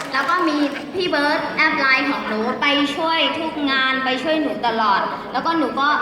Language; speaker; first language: Thai; non-native, fluent; Burmese